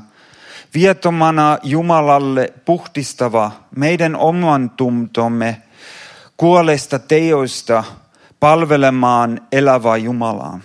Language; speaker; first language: Finnish; non-native, fluent; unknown